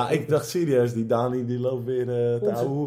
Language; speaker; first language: Dutch; native; Dutch